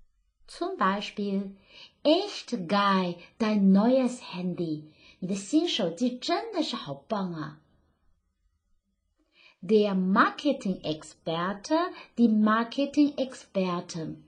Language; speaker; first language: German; non-native, fluent; Chinese